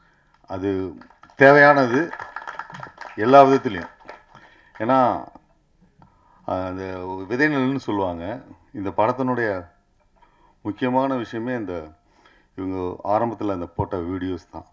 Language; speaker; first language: Tamil; native; Tamil